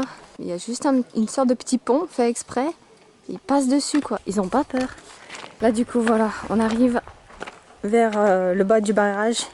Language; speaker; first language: French; native; French